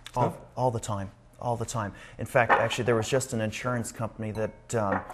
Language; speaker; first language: English; native; English